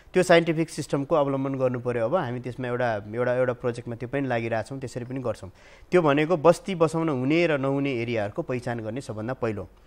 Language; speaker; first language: Nepali; native; Nepali